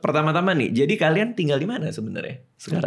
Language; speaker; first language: Indonesian; native; Indonesian